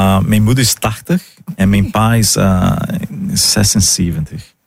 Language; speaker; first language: Dutch; non-native, learner; Portuguese